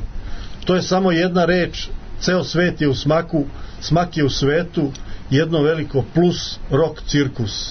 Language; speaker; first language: Serbian; native; Serbian